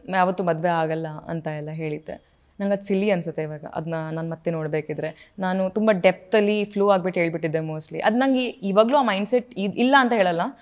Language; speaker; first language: Kannada; native; Kannada